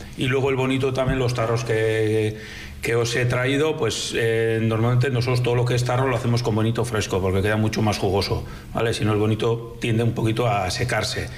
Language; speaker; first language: Spanish; native; Spanish